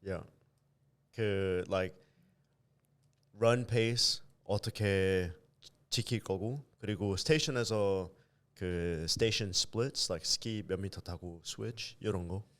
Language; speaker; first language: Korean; early bilingual, heritage; English